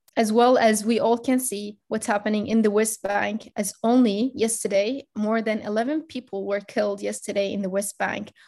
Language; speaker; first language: English; non-native, fluent; Arabic